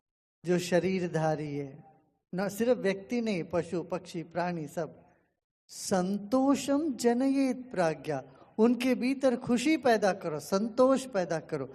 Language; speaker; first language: Hindi; non-native, local second language; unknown